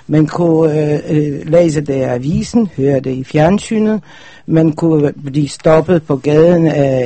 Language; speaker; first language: Danish; non-native, fluent; Polish